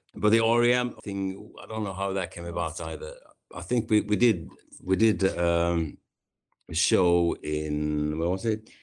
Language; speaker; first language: English; non-native, fluent; Swedish